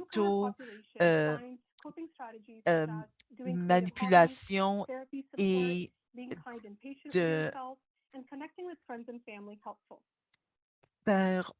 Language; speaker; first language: French; non-native, fluent; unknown